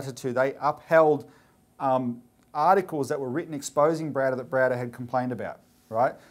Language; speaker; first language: English; native; English